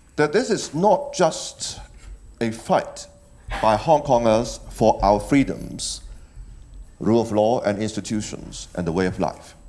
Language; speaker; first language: English; non-native, local second language; Cantonese